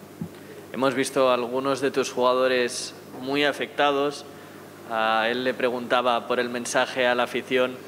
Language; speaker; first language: Spanish; native; Spanish